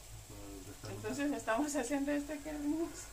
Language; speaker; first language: Spanish; non-native, learner; Indonesian